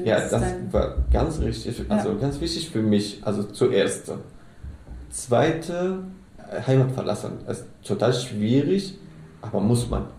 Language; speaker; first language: German; non-native, learner; Arabic